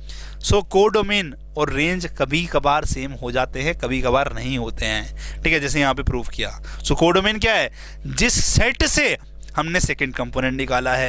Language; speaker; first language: Hindi; native; Hindi